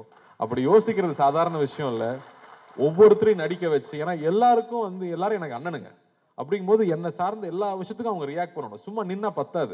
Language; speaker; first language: Tamil; native; Tamil